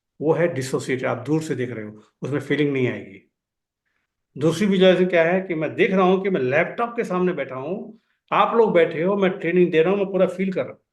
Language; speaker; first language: Hindi; native; Hindi